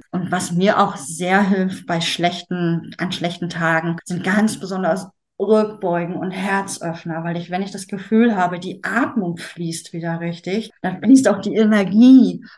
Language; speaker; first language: German; native; German